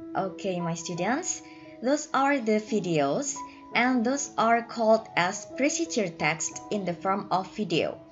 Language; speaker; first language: English; non-native, fluent; Indonesian